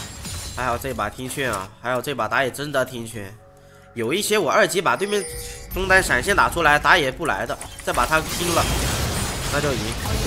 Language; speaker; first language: Chinese; native; Chinese